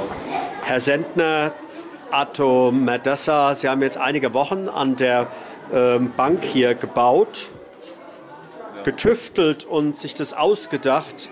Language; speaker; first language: German; native; German